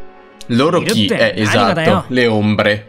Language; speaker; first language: Italian; native; Italian